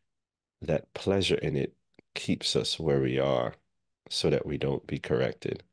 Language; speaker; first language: English; native; English